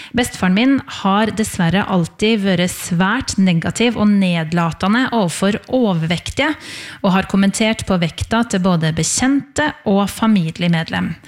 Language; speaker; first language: Norwegian; native; Norwegian